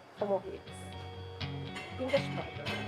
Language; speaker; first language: German; non-native, fluent; Portuguese